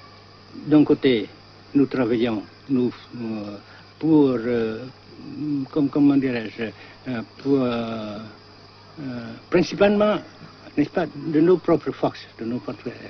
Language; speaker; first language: French; non-native, fluent; Vietnamese